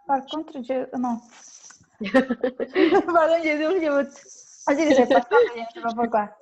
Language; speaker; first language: French; non-native, learner; Spanish